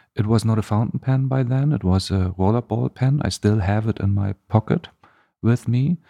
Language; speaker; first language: English; non-native, fluent; German